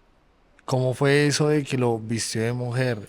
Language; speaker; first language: Spanish; native; Spanish